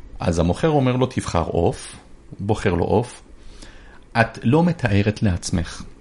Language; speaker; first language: Hebrew; early bilingual, other home language; Persian